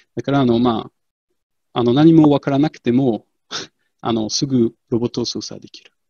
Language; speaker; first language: Japanese; non-native, fluent; French